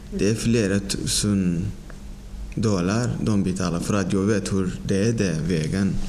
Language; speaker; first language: Swedish; non-native, fluent; Persian